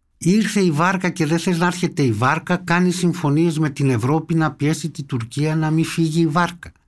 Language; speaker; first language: Greek; native; Greek